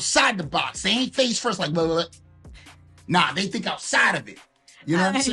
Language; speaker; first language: English; native; English